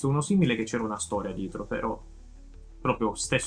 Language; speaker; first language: Italian; native; Italian